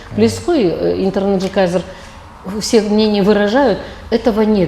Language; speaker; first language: Russian; non-native, local second language; Kazakh